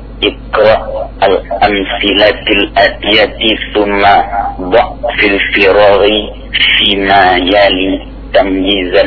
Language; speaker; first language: Arabic; non-native, learner; Indonesian